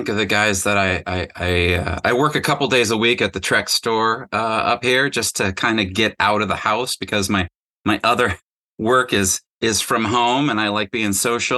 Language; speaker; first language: English; native; English